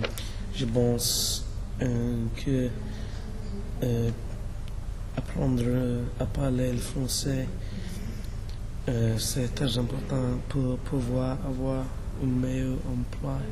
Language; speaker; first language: French; non-native, learner; English